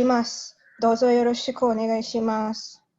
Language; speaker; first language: Japanese; non-native, learner; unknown